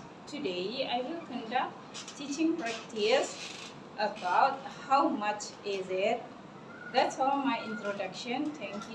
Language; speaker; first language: English; non-native, learner; Indonesian